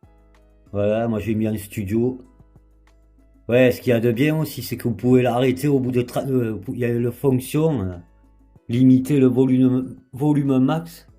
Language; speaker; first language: French; native; French